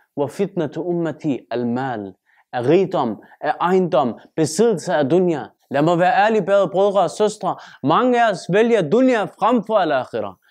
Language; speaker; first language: Danish; early bilingual, other home language; Turkish